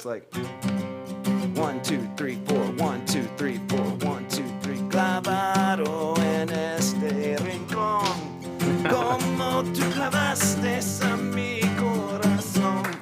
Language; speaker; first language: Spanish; non-native, fluent; English